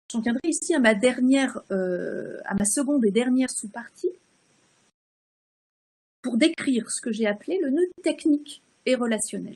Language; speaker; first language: French; native; French